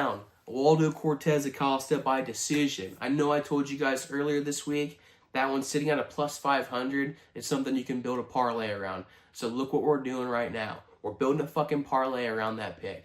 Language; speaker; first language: English; native; English